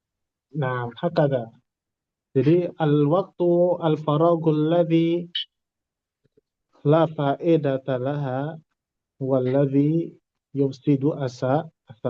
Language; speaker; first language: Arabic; non-native, fluent; Indonesian